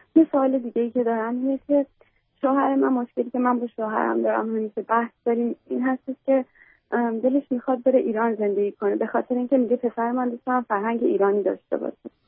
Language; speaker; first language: Persian; native; Persian